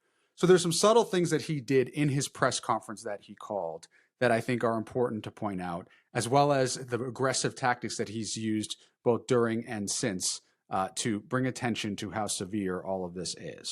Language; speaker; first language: English; native; English